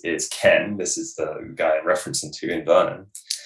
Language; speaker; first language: English; native; English